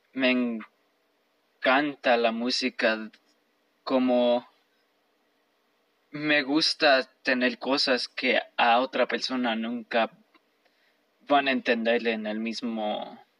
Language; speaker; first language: Spanish; early bilingual, heritage; Spanish